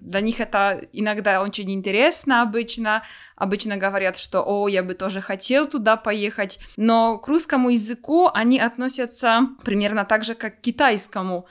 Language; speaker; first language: Russian; non-native, fluent; Polish